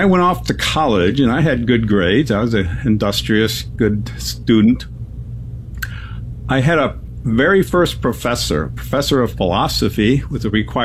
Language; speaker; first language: English; non-native, local second language; German